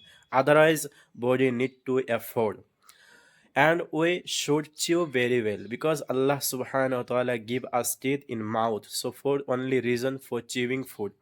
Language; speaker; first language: English; non-native, learner; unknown